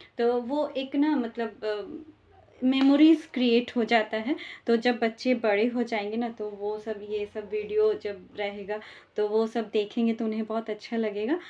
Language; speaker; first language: Hindi; non-native, local second language; Bangla